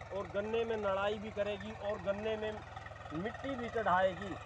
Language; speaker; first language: Hindi; native; Hindi